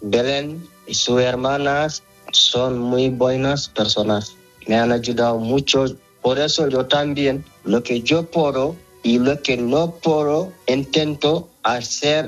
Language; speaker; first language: Spanish; non-native, learner; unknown